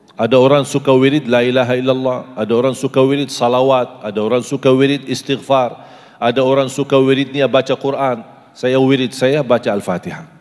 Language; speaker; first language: Indonesian; non-native, fluent; Arabic